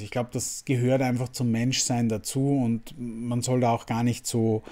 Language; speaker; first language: German; native; German